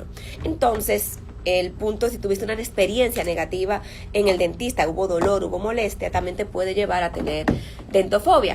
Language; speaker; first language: Spanish; native; Spanish